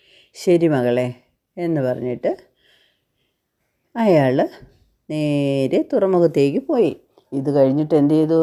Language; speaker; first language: Malayalam; native; Malayalam